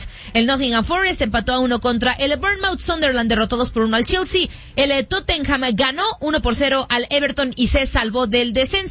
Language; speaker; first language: Spanish; native; Spanish